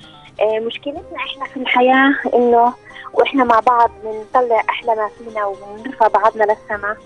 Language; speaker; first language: Arabic; native; Arabic